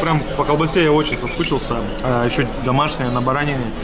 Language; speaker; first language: Russian; native; Russian